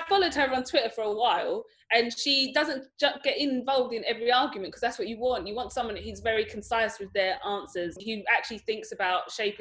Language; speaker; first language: English; native; English